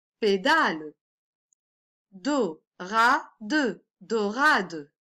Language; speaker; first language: French; non-native, local second language; Arabic